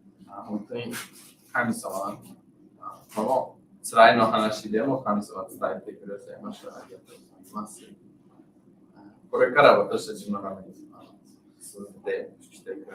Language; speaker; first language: Japanese; non-native, learner; English